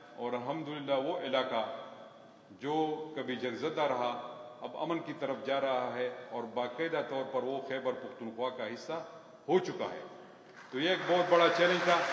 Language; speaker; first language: Urdu; non-native, local second language; Pashto